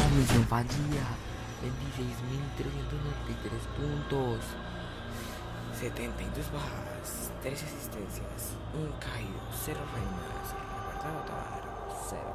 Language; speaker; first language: Spanish; native; Spanish